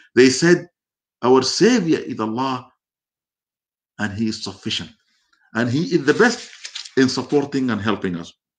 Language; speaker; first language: English; non-native, fluent; Arabic